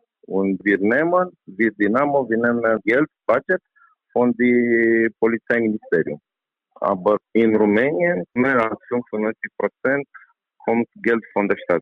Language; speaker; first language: German; non-native, learner; Romanian